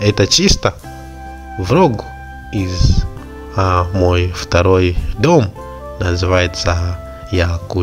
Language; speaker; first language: Russian; non-native, learner; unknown